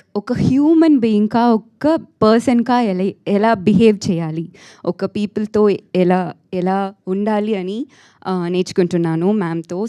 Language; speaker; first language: Telugu; non-native, local second language; Tamil